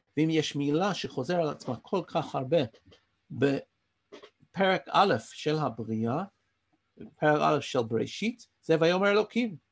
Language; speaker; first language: Hebrew; non-native, fluent; English